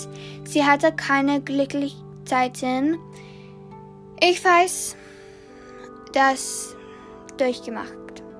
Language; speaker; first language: German; non-native, learner; English